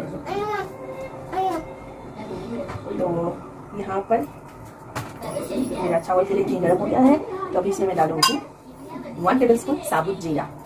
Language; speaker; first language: Hindi; native; Hindi